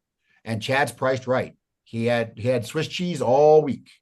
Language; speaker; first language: English; native; English